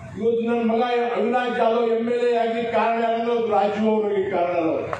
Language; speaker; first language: Kannada; non-native, local second language; Lambadi